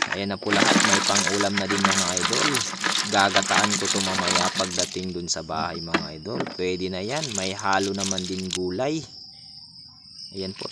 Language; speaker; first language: Filipino; native; Filipino